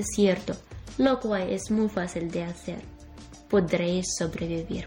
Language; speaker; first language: Spanish; non-native, fluent; Ukrainian